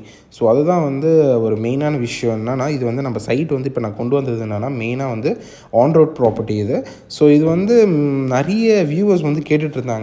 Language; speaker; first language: Tamil; native; Tamil